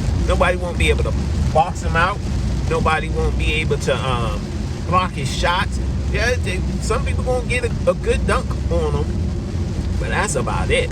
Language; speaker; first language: English; native; English